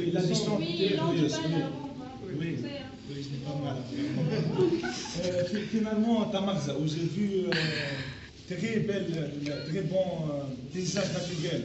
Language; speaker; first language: French; non-native, local second language; Arabic